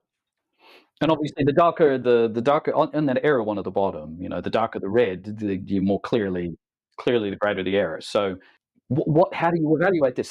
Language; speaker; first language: English; native; English